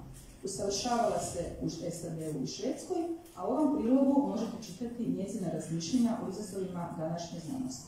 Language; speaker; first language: Croatian; native; Croatian